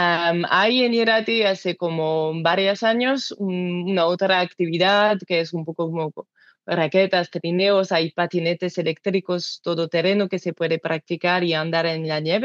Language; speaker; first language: Spanish; non-native, learner; French